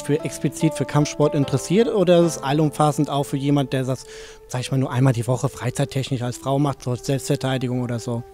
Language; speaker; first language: German; native; German